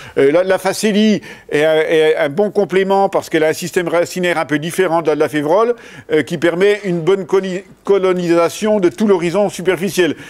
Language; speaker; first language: French; native; French